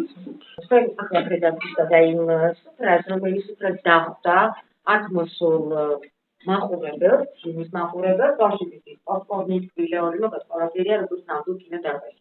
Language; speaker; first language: Georgian; native; Georgian